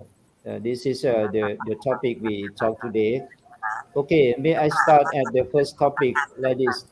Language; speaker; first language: English; non-native, fluent; Thai